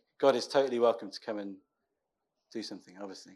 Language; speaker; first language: English; native; English